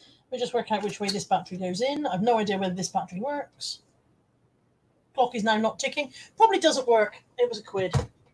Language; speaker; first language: English; native; English